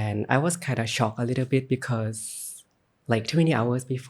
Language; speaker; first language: English; non-native, learner; Thai